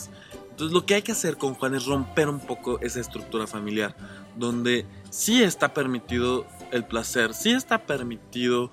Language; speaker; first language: Spanish; native; Spanish